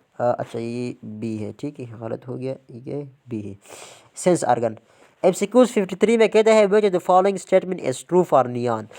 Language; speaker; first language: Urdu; non-native, local second language; Pashto